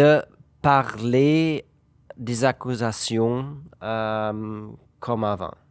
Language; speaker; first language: French; non-native, fluent; German